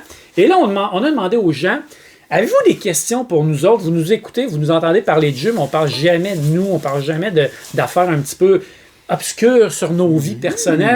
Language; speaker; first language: French; native; French